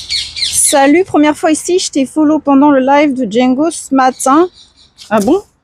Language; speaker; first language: French; native; French